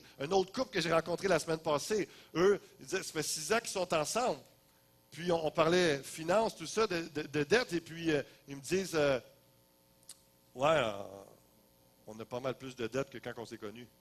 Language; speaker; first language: French; native; French